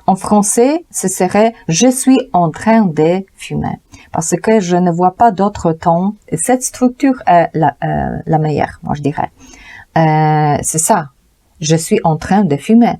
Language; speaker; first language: French; non-native, fluent; Polish